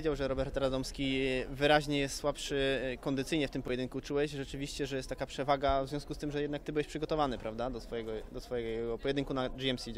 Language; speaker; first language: Polish; native; Polish